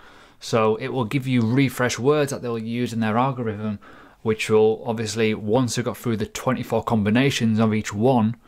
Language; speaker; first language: English; native; English